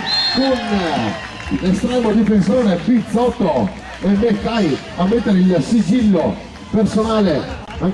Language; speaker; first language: Italian; native; Italian